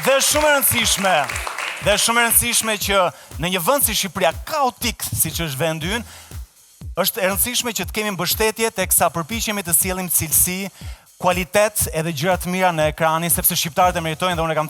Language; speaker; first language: Albanian; native; Albanian